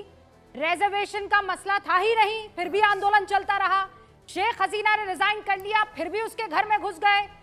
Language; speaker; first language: Hindi; native; Hindi